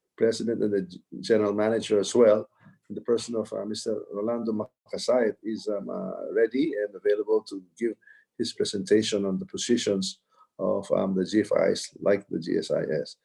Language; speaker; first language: English; non-native, local second language; Filipino